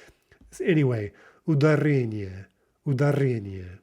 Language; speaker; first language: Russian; non-native, fluent; English